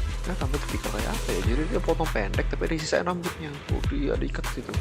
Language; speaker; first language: Indonesian; native; Indonesian